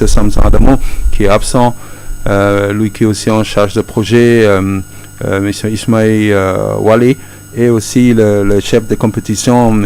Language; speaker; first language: French; non-native, fluent; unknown